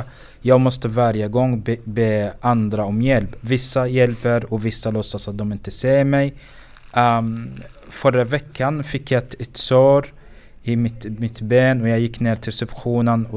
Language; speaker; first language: Swedish; non-native, fluent; Arabic